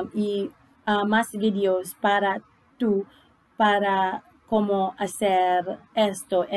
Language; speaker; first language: Spanish; non-native, learner; English